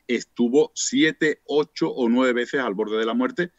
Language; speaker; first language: Spanish; native; Spanish